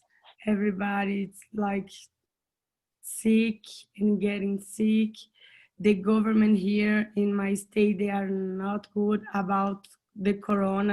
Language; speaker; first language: English; non-native, learner; Portuguese